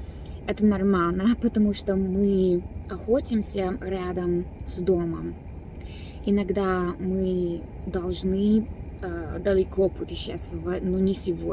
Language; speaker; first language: Russian; non-native, learner; English